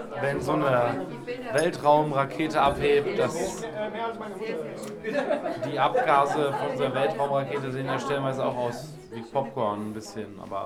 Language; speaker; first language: German; native; German